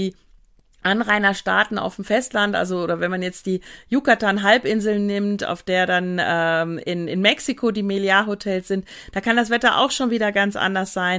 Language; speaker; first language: German; native; German